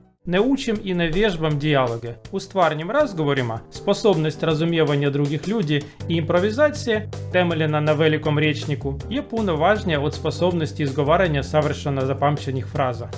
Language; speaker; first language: Croatian; non-native, learner; Russian